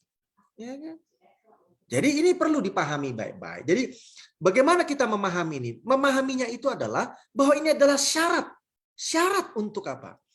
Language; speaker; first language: Indonesian; native; Indonesian